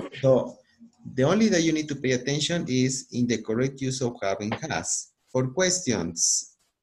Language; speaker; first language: English; non-native, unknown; Spanish